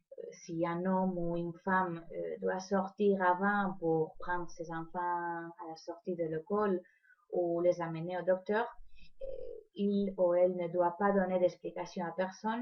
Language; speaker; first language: French; non-native, fluent; Spanish